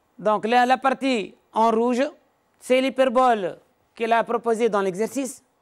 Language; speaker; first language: French; non-native, local second language; Arabic